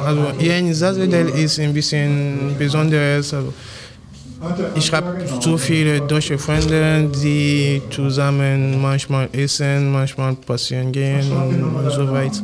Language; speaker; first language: German; non-native, learner; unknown